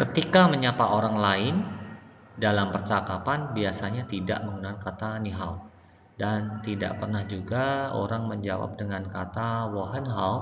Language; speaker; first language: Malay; non-native, fluent; Chinese